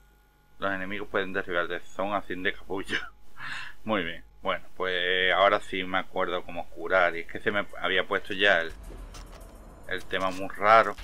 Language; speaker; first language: Spanish; native; Spanish